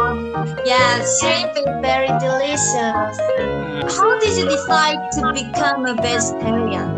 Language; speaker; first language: English; non-native, learner; Korean